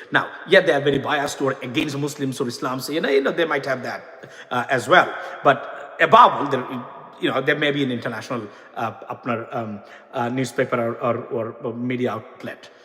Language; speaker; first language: English; non-native, local second language; Bangla